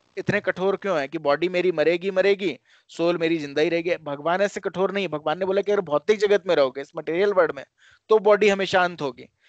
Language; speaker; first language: Hindi; native; Hindi